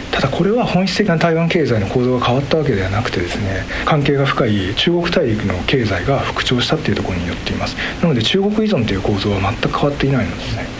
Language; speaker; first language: Japanese; native; Japanese